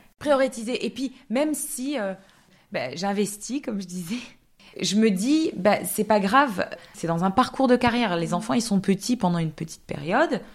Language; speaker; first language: French; native; French